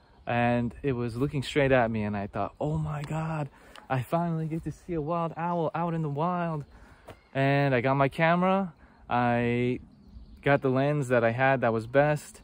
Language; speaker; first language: English; native; English